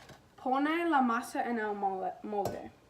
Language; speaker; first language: Spanish; non-native, learner; English